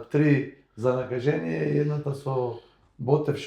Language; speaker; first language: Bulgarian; non-native, learner; Macedonian